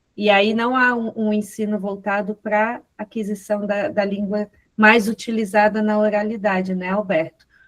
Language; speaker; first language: Portuguese; native; Portuguese